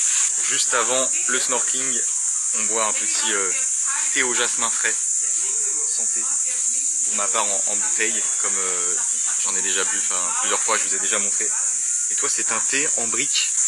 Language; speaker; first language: French; native; French